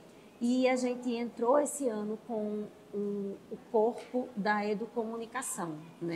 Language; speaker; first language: Portuguese; native; Portuguese